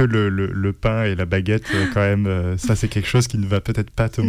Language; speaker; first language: French; native; French